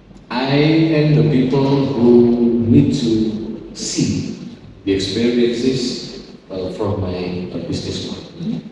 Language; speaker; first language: English; non-native, fluent; Indonesian